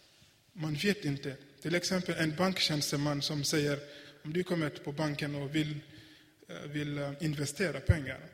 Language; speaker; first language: Swedish; non-native, fluent; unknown